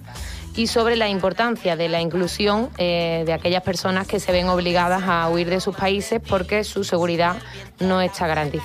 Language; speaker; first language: Spanish; native; Spanish